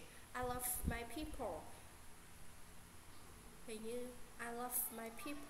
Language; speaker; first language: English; non-native, learner; Vietnamese